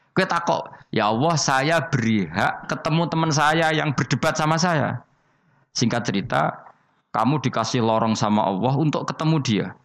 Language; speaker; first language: Indonesian; non-native, local second language; Javanese